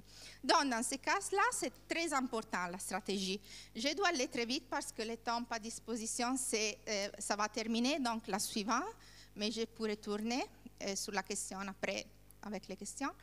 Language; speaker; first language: French; non-native, learner; Italian